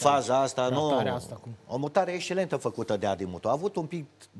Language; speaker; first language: Romanian; native; Romanian